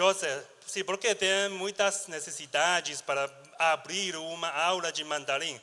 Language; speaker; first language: Portuguese; non-native, learner; Chinese